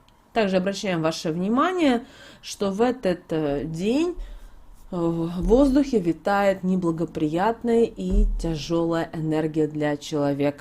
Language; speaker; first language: Russian; native; Russian